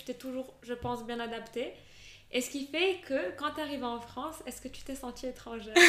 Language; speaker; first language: French; non-native, local second language; Arabic